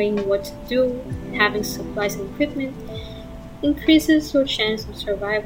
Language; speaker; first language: English; non-native, local second language; Filipino